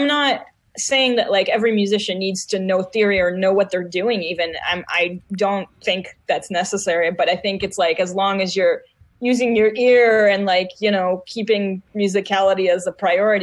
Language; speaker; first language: English; non-native, fluent; Hebrew